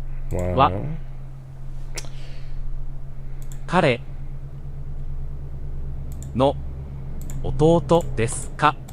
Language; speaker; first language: Japanese; non-native, learner; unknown